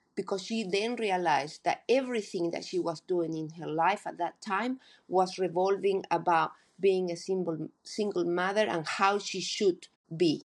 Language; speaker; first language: English; non-native, fluent; Spanish